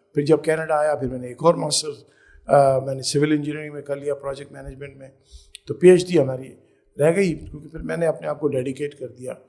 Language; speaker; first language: Urdu; native; Urdu